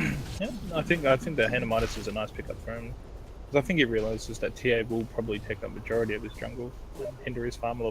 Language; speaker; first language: English; native; English